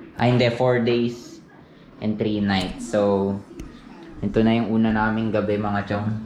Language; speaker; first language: Filipino; native; Filipino